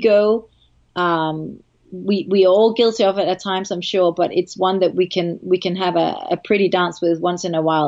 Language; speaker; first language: English; non-native, fluent; Danish